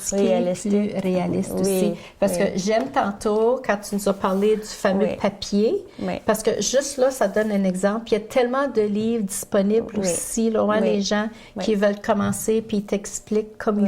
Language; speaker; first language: French; native; French